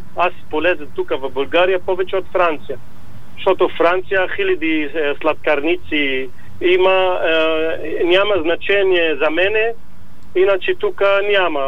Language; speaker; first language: Bulgarian; non-native, learner; Arabic